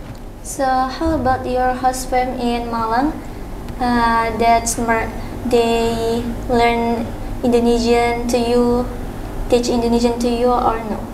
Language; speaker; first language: English; non-native, local second language; Indonesian